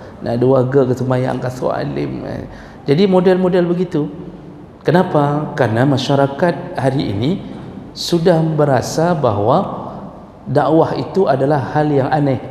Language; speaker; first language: Malay; non-native, local second language; Achinese